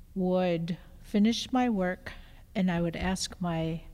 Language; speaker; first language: English; native; English